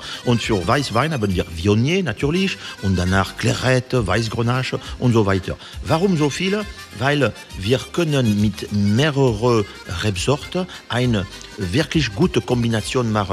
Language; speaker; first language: German; non-native, learner; French